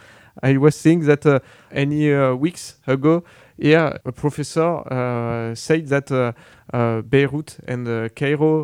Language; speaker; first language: English; non-native, learner; French